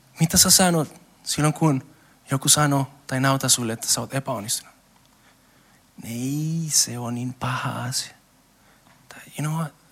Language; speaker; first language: Finnish; non-native, learner; Spanish